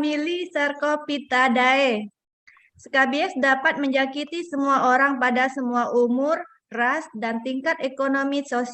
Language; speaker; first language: Indonesian; native; Indonesian